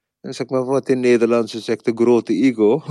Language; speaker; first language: Dutch; non-native, learner; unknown